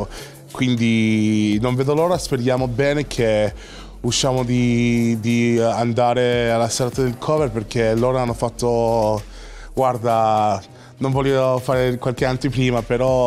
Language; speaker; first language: Italian; non-native, fluent; English